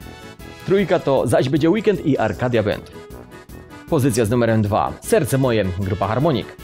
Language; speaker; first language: Polish; native; Polish